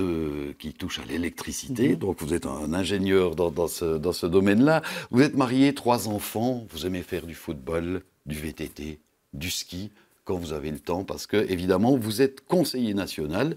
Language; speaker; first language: French; native; French